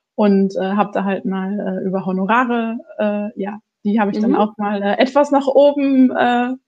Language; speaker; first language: German; native; German